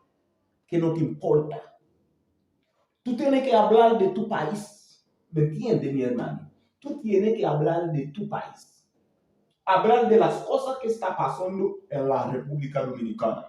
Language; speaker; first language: Spanish; non-native, fluent; Haitian Creole